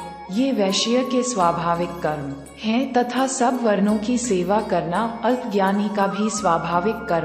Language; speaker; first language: Hindi; native; Hindi